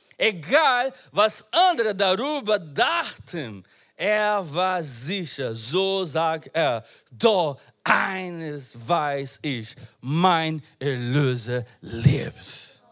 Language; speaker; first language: German; non-native, learner; Portuguese